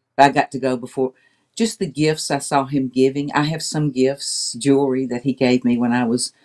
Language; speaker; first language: English; native; English